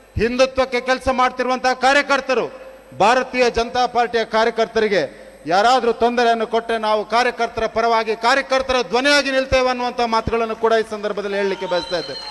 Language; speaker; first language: Kannada; non-native, local second language; Tulu